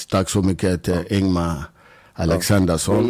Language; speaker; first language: Swedish; non-native, fluent; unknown